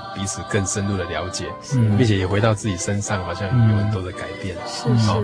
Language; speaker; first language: Chinese; non-native, fluent; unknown